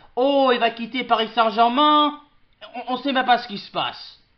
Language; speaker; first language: French; early bilingual, other home language; English